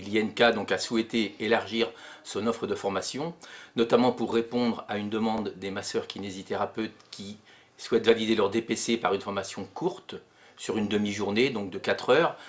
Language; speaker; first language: French; native; French